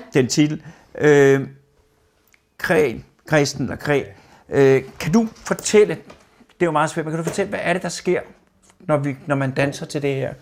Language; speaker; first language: Danish; native; Danish